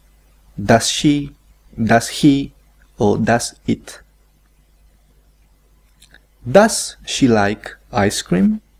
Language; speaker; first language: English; non-native, fluent; Spanish